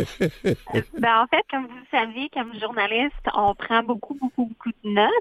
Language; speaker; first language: French; non-native, local second language; English